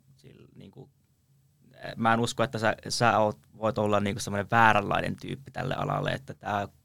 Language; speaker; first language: Finnish; native; Finnish